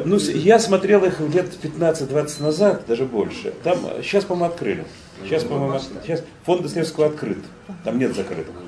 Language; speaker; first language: Russian; native; Russian